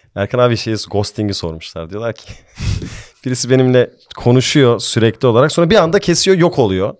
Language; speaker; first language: Turkish; early bilingual, heritage; Turkish